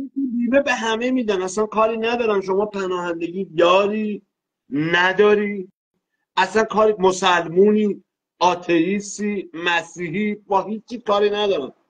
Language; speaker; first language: Persian; non-native, local second language; Azerbaijani